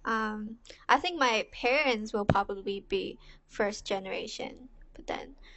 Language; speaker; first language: English; non-native, local second language; Cantonese